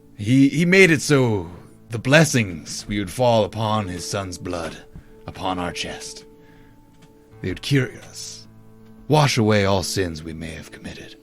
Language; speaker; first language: English; native; English